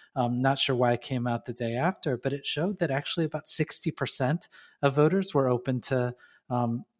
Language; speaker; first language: English; native; English